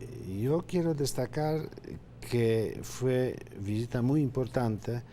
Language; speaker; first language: Spanish; non-native, fluent; Polish